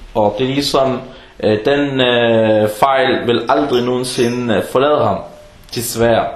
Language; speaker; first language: Danish; non-native, fluent; Arabic